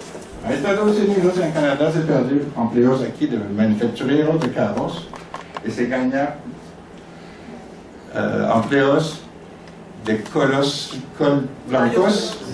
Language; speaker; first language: Spanish; non-native, learner; French